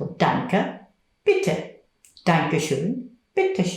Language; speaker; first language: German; non-native, fluent; English